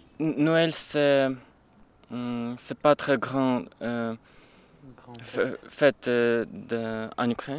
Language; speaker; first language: French; non-native, learner; Ukrainian